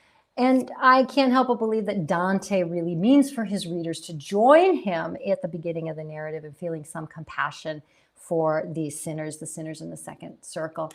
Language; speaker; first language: English; native; English